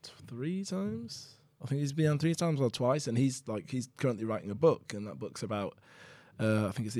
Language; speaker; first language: English; native; English